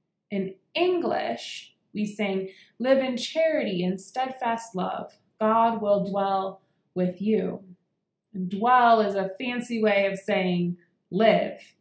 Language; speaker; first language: English; native; English